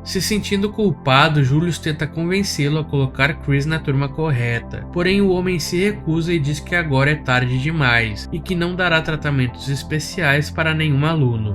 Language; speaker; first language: Portuguese; native; Portuguese